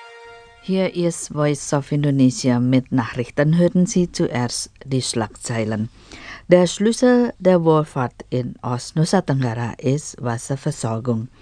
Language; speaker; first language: German; non-native, fluent; Indonesian